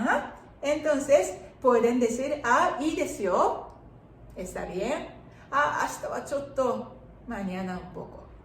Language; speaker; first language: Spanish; non-native, fluent; Japanese